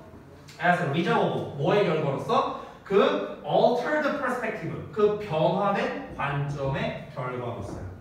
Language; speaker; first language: Korean; native; Korean